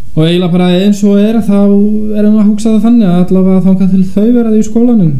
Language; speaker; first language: Icelandic; non-native, fluent; Polish